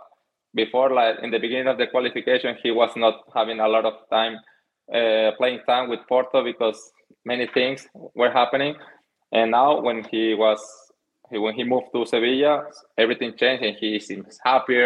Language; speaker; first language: English; non-native, fluent; Spanish